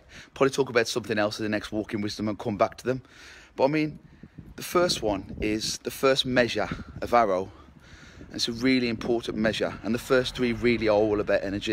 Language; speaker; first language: English; native; English